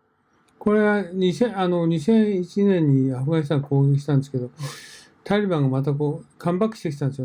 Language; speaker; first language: Japanese; native; Japanese